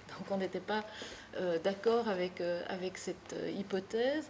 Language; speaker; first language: French; native; French